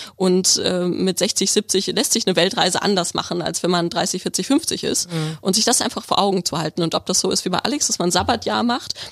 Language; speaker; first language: German; native; German